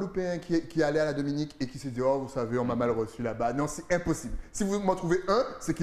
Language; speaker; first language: French; native; French